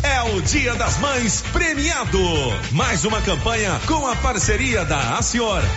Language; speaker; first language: Portuguese; native; Portuguese